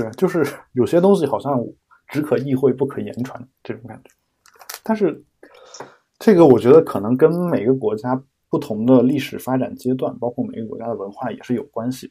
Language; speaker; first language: Chinese; native; Chinese